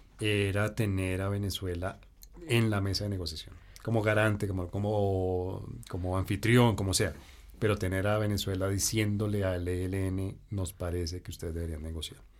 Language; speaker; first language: Spanish; native; Spanish